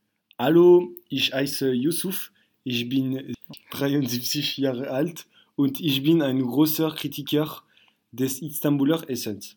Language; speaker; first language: German; non-native, learner; French